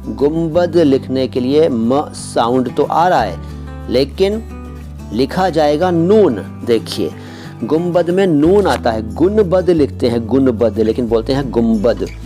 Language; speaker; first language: Hindi; native; Hindi